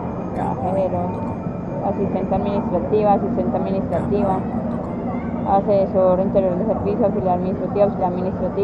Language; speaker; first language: Spanish; native; Spanish